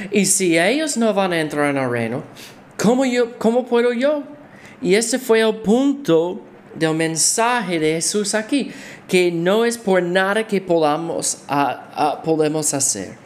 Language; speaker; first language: Spanish; non-native, fluent; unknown